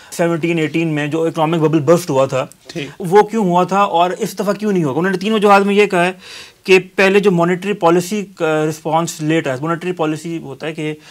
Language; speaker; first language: Urdu; native; Urdu